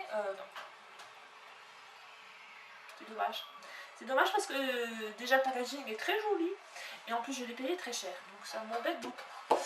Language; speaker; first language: French; native; French